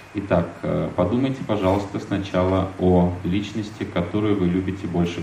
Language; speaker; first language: Russian; native; Russian